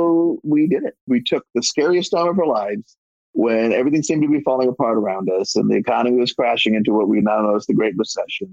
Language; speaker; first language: English; native; English